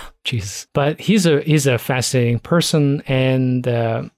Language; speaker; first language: English; native; English